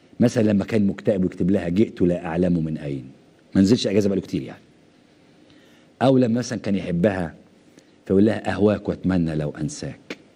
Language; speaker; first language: Arabic; native; Arabic